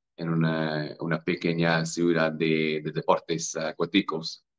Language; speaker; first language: Spanish; non-native, fluent; English